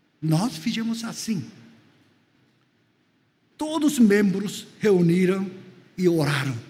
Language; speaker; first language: Portuguese; non-native, fluent; Korean